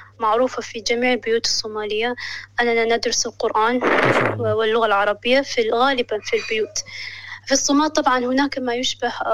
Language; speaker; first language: Arabic; non-native, local second language; Somali